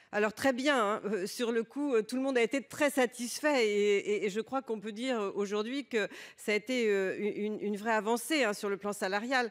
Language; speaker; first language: French; native; French